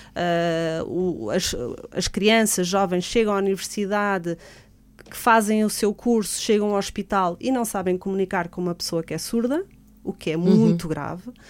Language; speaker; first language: Portuguese; native; Portuguese